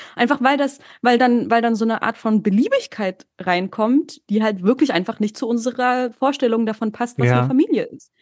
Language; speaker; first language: German; native; German